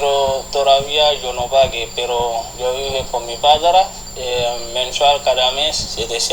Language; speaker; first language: Spanish; non-native, learner; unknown